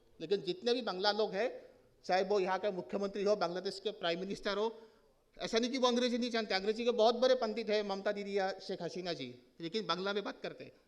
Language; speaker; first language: Hindi; non-native, local second language; Assamese